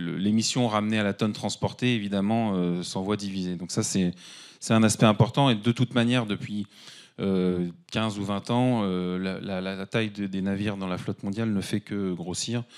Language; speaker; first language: French; native; French